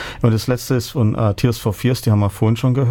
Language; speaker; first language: German; native; German